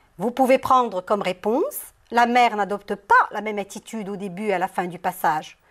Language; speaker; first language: French; non-native, local second language; Arabic